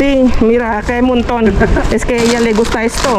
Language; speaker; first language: Spanish; non-native, learner; Filipino